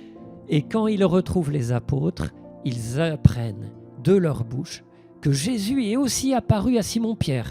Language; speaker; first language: French; native; French